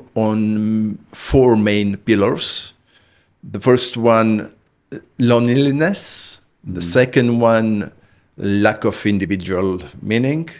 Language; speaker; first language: English; non-native, fluent; Romanian